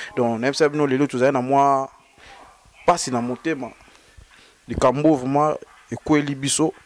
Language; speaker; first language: French; non-native, local second language; Lingala